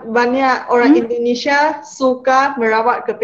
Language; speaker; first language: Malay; non-native, local second language; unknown